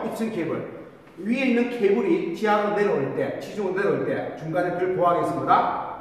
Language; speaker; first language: Korean; native; Korean